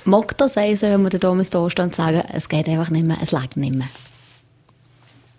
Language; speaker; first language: German; native; German